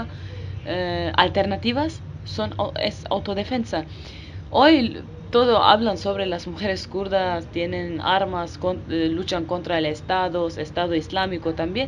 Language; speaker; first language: Spanish; non-native, learner; Kurdish